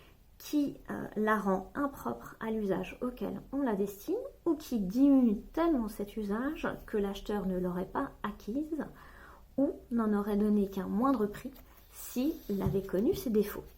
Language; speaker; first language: French; native; French